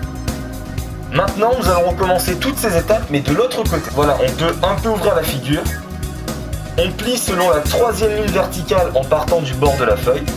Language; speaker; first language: French; native; French